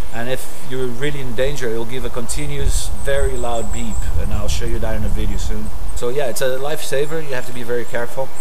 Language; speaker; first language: English; non-native, fluent; Portuguese